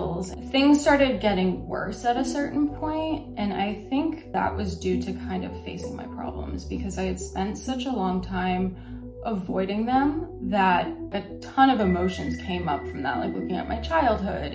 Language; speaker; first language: English; native; English